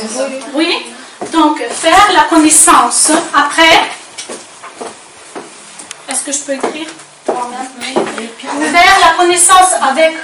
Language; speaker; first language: French; non-native, fluent; Ukrainian